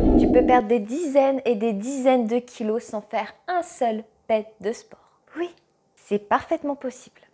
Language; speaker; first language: French; native; French